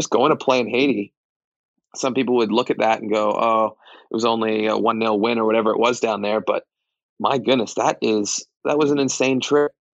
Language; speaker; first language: English; native; English